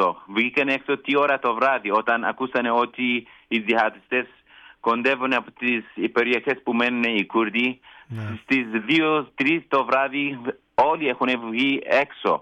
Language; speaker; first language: Greek; non-native, learner; Kurdish